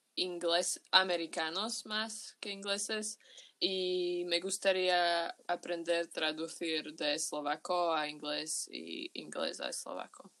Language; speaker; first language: Spanish; non-native, fluent; Slovak